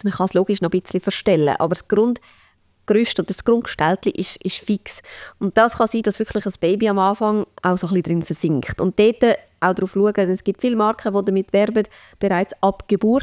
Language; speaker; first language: German; native; German